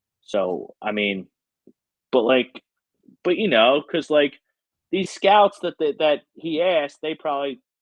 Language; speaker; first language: English; native; English